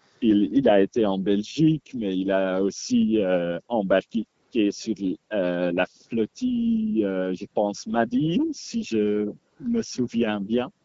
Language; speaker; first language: French; non-native, local second language; Dutch